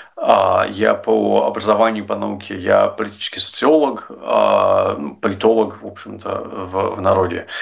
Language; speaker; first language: Russian; non-native, fluent; English